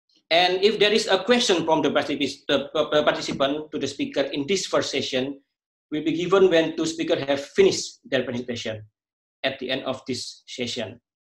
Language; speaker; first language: English; non-native, fluent; Indonesian